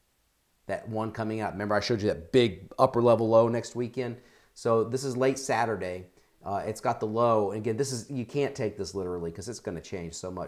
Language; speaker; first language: English; native; English